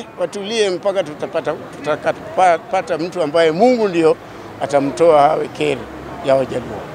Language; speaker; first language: Swahili; non-native, local second language; Luo (Kenya and Tanzania)